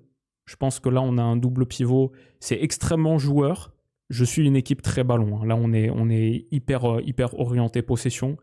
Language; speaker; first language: French; native; French